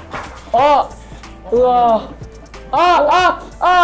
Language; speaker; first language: Korean; native; Korean